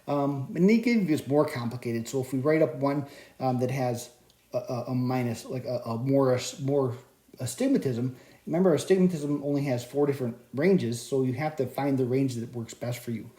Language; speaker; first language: English; native; English